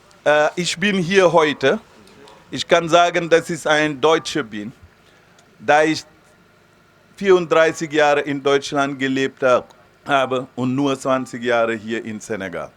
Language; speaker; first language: German; non-native, fluent; Wolof